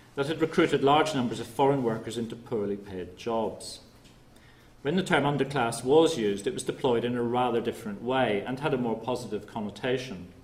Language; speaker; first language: English; native; English